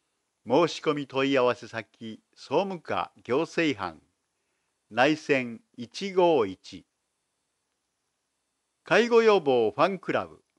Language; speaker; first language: Japanese; native; Japanese